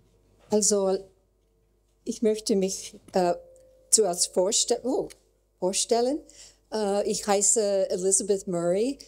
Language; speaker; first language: German; non-native, learner; English